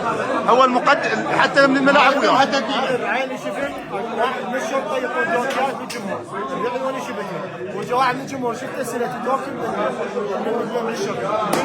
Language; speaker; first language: Arabic; native; Arabic